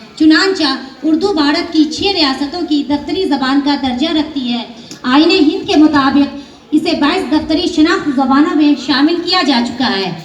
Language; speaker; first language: Urdu; native; Urdu